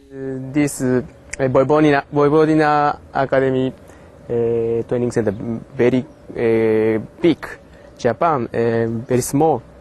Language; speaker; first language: English; non-native, learner; Japanese